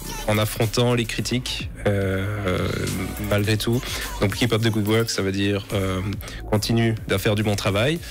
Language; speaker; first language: French; native; French